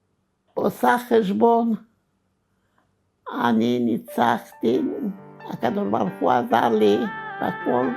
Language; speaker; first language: Hebrew; non-native, fluent; Romanian